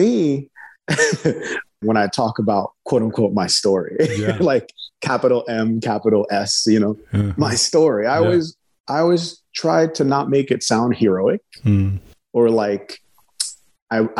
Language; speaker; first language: English; early bilingual, other home language; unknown